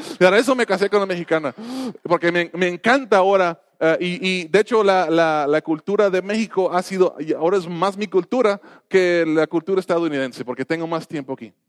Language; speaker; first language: Spanish; non-native, fluent; English